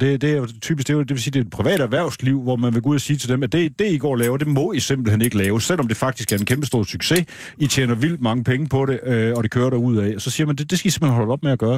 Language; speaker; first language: Danish; native; Danish